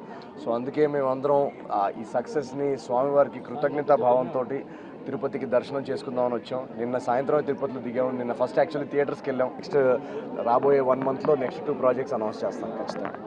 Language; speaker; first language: Telugu; native; Telugu